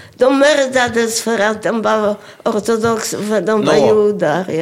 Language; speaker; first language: Swedish; non-native, fluent; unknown